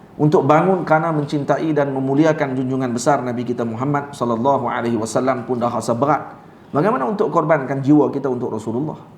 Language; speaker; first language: Malay; native; Malay